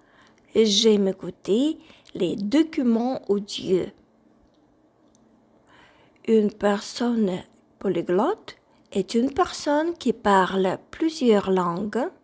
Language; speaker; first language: French; non-native, fluent; Ukrainian